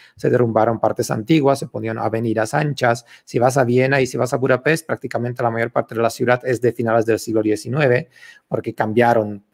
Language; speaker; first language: Spanish; non-native, fluent; Czech